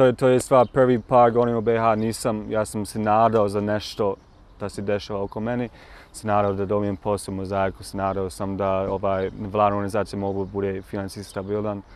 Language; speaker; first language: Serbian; non-native, learner; English